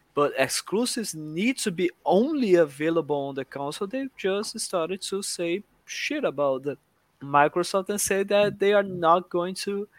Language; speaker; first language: English; non-native, fluent; Portuguese